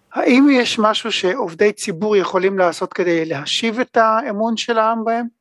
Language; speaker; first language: Hebrew; native; Hebrew